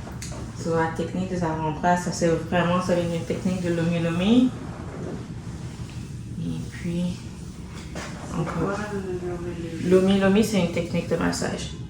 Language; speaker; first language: French; native; French